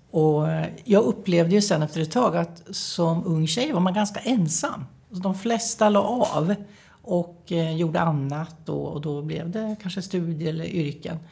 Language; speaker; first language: Swedish; native; Swedish